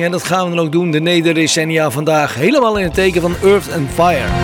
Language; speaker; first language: Dutch; native; Dutch